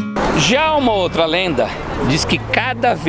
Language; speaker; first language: Portuguese; native; Portuguese